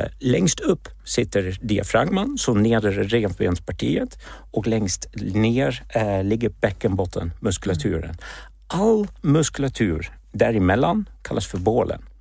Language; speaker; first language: Swedish; non-native, fluent; Czech